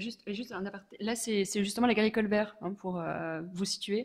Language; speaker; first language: French; native; French